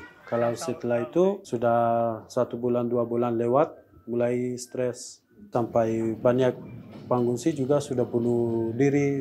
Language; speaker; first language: Indonesian; non-native, learner; Persian